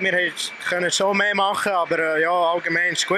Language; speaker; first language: German; non-native, fluent; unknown